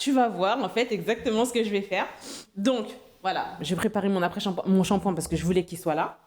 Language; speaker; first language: French; non-native, local second language; Haitian Creole